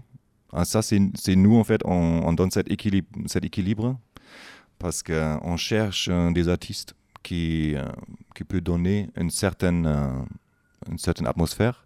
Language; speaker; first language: French; non-native, fluent; German